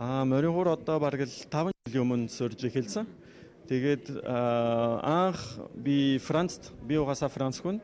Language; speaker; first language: Mongolian; non-native, learner; French